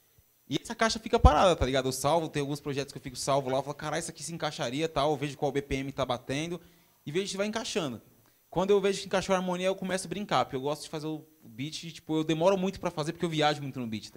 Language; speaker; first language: Portuguese; native; Portuguese